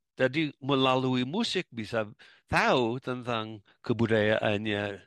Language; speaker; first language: Indonesian; non-native, fluent; English